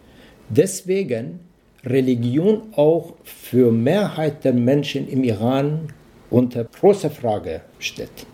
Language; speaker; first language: German; non-native, learner; Persian